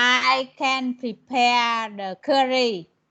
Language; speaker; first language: English; non-native, learner; Vietnamese